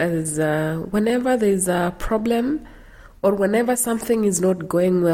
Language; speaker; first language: English; non-native, local second language; Kalenjin